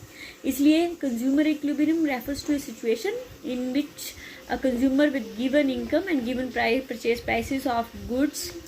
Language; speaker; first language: Hindi; native; Hindi